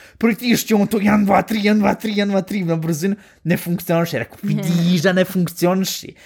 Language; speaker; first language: Bosnian; early bilingual, heritage; Bosnian